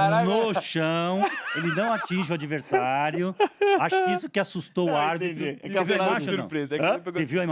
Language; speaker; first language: Portuguese; native; Portuguese